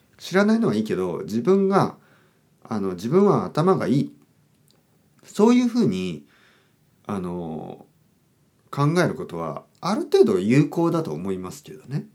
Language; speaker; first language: Japanese; native; Japanese